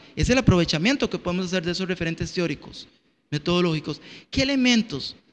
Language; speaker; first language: Spanish; native; Spanish